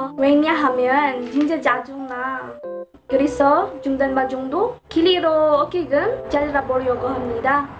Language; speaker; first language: Korean; non-native, learner; Cebuano